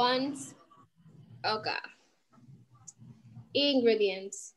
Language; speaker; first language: English; non-native, learner; Spanish